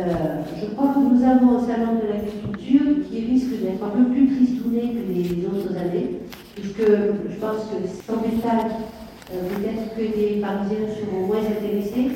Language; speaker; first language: French; native; French